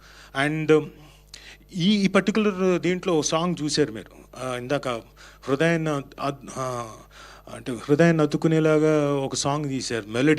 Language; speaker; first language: Telugu; native; Telugu